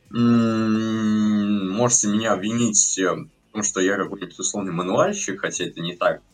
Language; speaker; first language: Russian; native; Russian